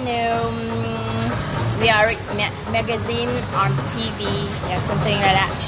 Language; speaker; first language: English; non-native, learner; Vietnamese